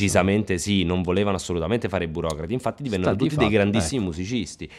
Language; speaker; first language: Italian; native; Italian